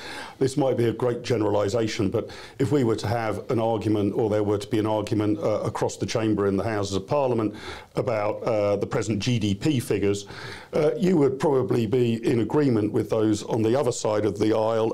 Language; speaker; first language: English; native; English